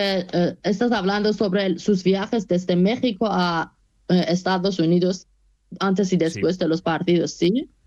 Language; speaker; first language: Spanish; non-native, fluent; Persian